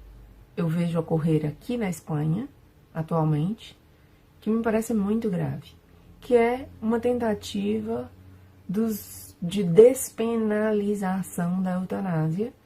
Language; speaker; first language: Portuguese; non-native, fluent; Spanish